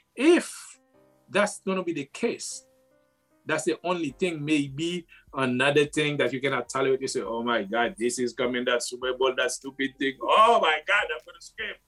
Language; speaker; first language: English; non-native, fluent; Haitian Creole